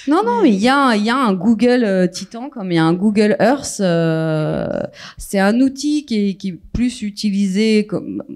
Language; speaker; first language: French; native; French